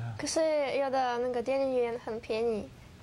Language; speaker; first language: Chinese; non-native, fluent; Russian